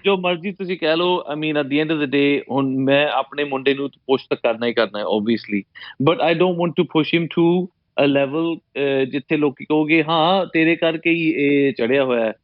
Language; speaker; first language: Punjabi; early bilingual, heritage; Punjabi